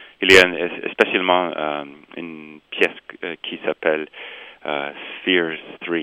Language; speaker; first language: French; non-native, local second language; English